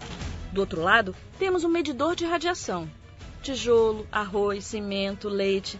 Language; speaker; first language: Portuguese; native; Portuguese